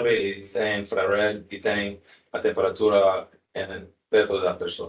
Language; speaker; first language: Portuguese; non-native, learner; Spanish